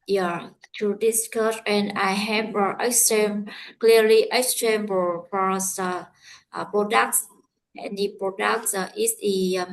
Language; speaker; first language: English; non-native, learner; Vietnamese